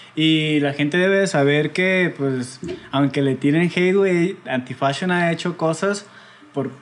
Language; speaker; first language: Spanish; native; Spanish